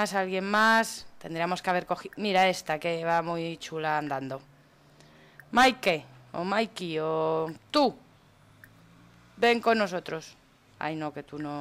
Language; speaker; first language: Spanish; native; Spanish